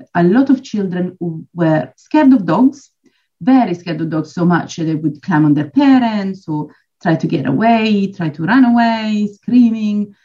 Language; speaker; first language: English; non-native, fluent; Italian